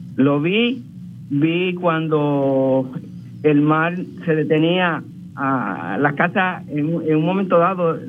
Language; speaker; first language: Spanish; native; Spanish